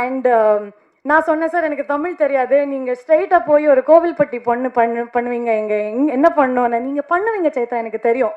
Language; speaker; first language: Tamil; non-native, learner; Kannada